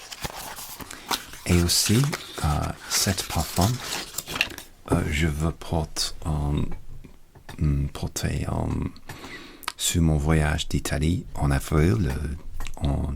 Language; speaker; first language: French; non-native, learner; English